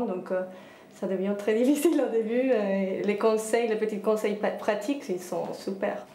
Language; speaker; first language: French; non-native, fluent; Spanish